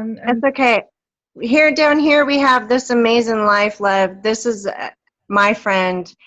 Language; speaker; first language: English; native; English